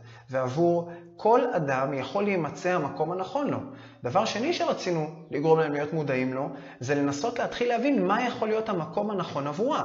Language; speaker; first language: Hebrew; native; Hebrew